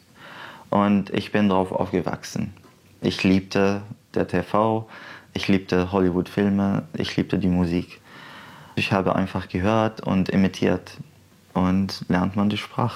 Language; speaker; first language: German; non-native, fluent; Arabic